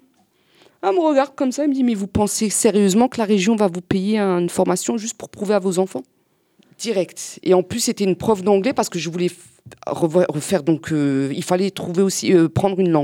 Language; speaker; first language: French; native; French